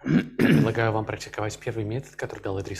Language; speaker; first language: Russian; native; Russian